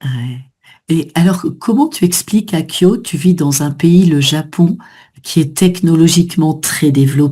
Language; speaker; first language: French; native; French